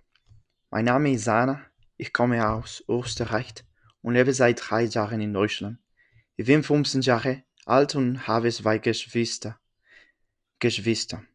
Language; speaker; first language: German; non-native, learner; French